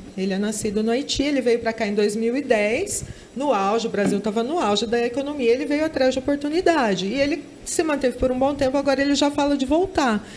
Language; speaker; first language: Portuguese; native; Portuguese